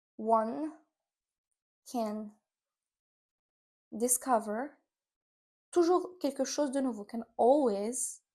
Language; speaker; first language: French; non-native, fluent; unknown